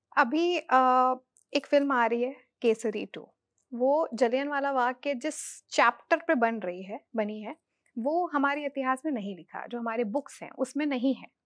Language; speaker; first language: Hindi; native; Hindi